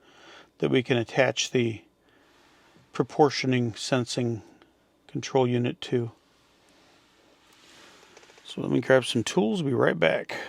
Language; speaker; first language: English; native; English